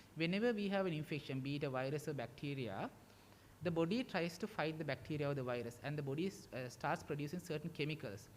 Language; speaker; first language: English; non-native, local second language; Sinhala